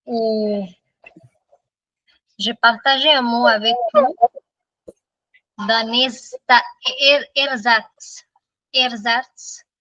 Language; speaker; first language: French; non-native, fluent; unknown